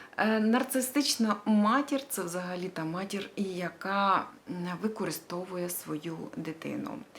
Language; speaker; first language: Ukrainian; non-native, local second language; Russian